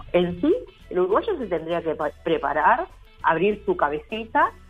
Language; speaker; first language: Spanish; native; Spanish